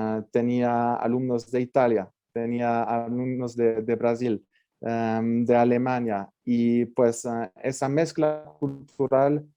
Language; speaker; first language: Spanish; non-native, fluent; French